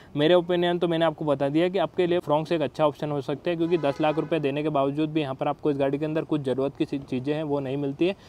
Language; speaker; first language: Hindi; native; Hindi